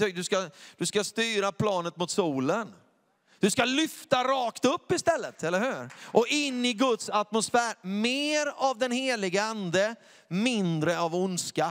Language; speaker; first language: Swedish; native; Swedish